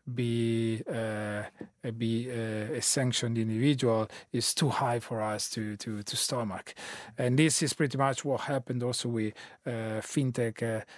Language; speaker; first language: English; non-native, fluent; Italian